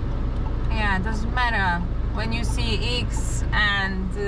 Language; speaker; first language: English; non-native, learner; Portuguese